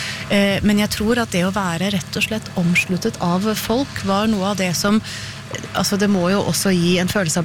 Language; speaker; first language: Norwegian; native; Norwegian